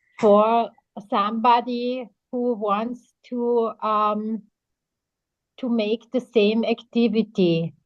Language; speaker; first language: English; non-native, fluent; German